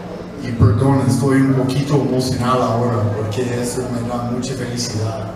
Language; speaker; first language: Spanish; non-native, fluent; English